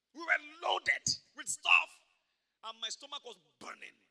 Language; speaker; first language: English; non-native, local second language; Yoruba